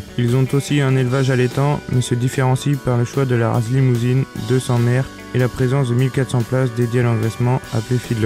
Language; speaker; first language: French; native; French